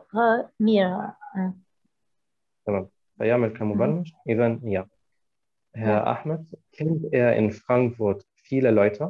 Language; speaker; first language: German; non-native, fluent; Arabic